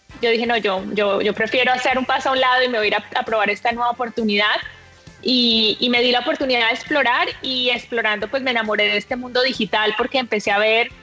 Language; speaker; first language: Spanish; native; Spanish